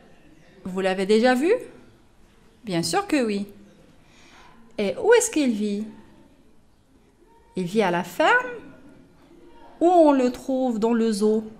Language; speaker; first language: French; non-native, local second language; Arabic